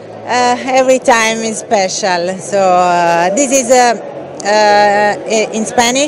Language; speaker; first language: English; non-native, learner; Italian